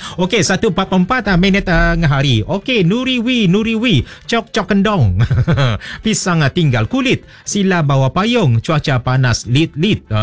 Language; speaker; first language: Malay; native; Malay